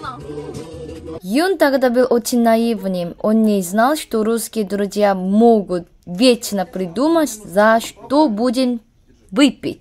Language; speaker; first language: Russian; non-native, fluent; Korean